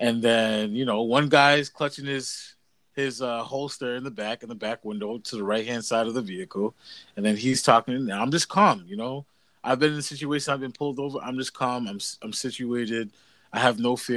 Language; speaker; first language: English; native; English